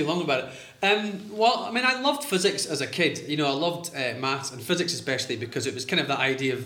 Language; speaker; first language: English; native; English